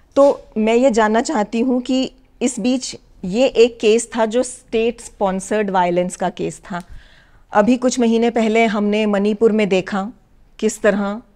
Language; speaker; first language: Hindi; native; Hindi